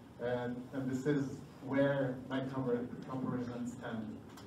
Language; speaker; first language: English; non-native, fluent; French